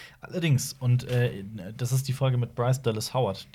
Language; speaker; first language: German; native; German